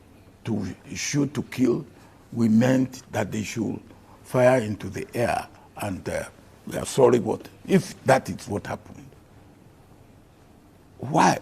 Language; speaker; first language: English; non-native, local second language; Yoruba